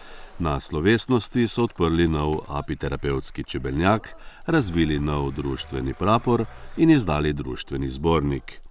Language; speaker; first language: Slovenian; native; Slovenian